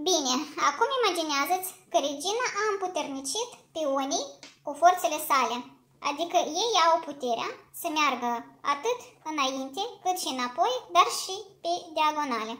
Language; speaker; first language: Romanian; native; Romanian